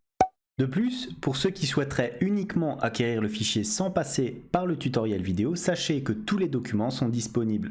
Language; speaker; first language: French; native; French